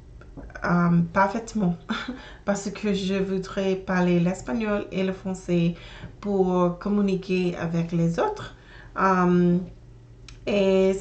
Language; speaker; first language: French; non-native, learner; English